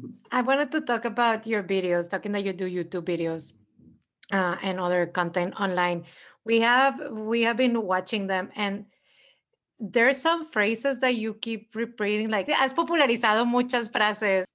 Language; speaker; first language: English; early bilingual, other home language; Spanish